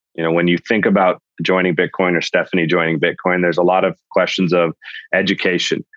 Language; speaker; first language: English; native; English